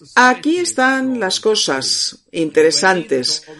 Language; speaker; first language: Spanish; non-native, fluent; English